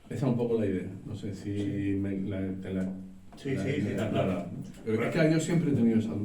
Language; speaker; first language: Spanish; native; Spanish